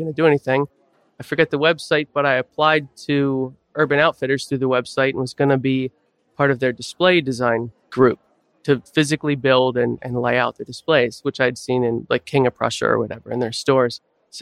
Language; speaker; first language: English; native; English